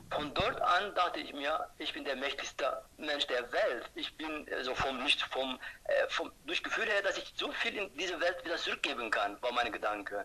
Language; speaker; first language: German; non-native, fluent; Turkish